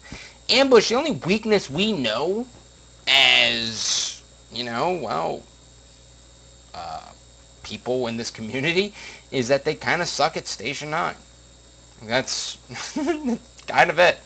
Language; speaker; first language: English; native; English